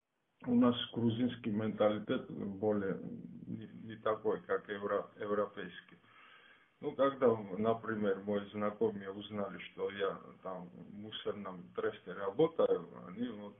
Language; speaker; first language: Russian; non-native, fluent; Georgian